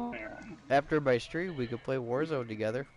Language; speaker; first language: English; native; English